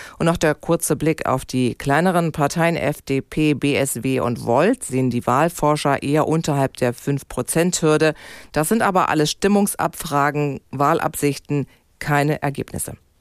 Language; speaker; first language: German; native; German